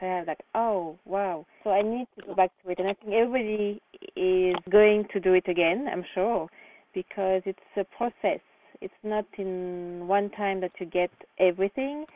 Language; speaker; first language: English; non-native, fluent; French